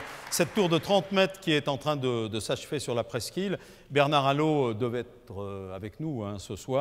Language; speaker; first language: French; native; French